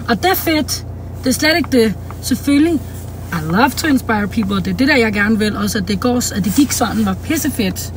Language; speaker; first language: Danish; native; Danish